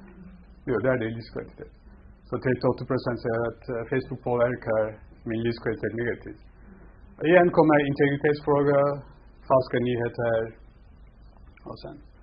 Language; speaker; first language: Swedish; non-native, fluent; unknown